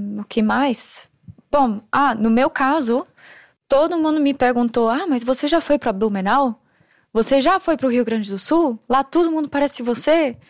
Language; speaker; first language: Portuguese; non-native, fluent; German